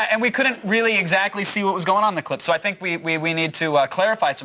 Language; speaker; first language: English; native; English